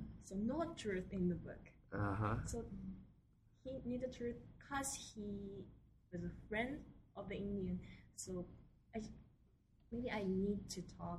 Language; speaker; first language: English; non-native, learner; Japanese